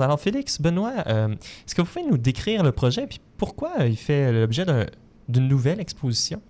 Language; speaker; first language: French; native; French